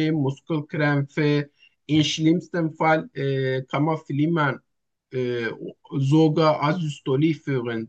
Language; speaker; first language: German; non-native, learner; Turkish